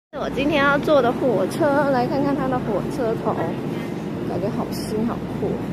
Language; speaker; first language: Chinese; non-native, local second language; Cantonese